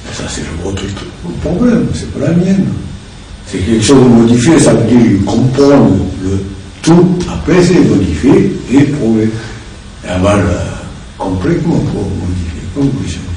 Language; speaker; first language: French; non-native, learner; Japanese